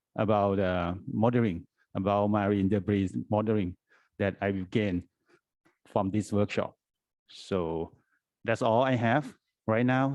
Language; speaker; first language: English; non-native, fluent; Thai